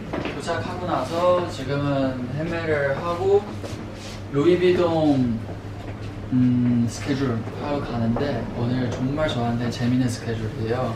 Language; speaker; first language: Korean; non-native, fluent; Chinese